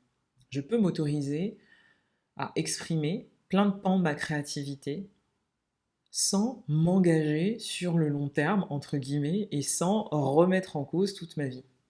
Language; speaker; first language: French; native; French